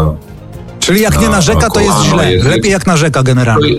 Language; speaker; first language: Polish; native; Polish